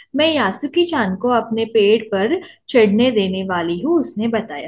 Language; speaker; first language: Hindi; non-native, local second language; Telugu